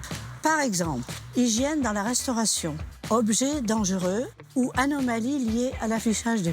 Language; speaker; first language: French; native; French